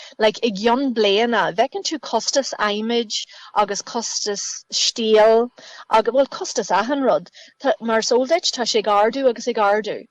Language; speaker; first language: Irish; native; Irish